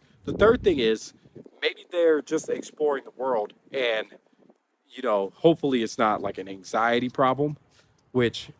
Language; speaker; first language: English; native; English